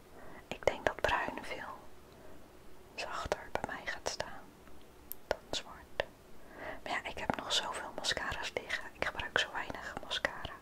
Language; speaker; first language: Dutch; native; Dutch